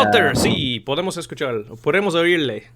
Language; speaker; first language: Spanish; non-native, learner; English